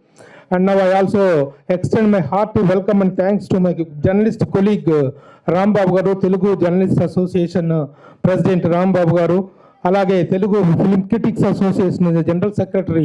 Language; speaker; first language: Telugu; native; Telugu